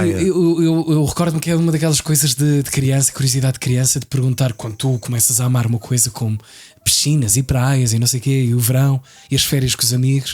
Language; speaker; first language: Portuguese; native; Portuguese